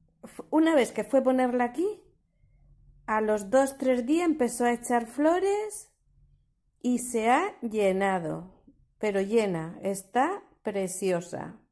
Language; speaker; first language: Spanish; native; Spanish